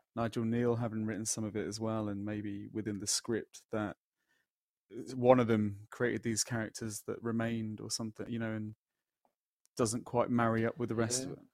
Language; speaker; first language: English; native; English